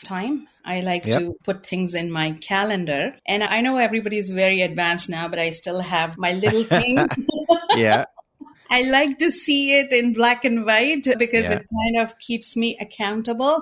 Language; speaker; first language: English; non-native, local second language; Hindi